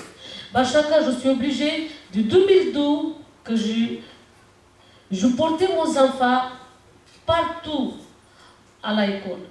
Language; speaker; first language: French; non-native, learner; Romanian